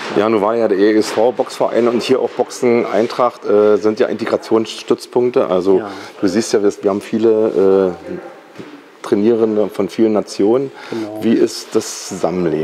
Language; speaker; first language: German; native; German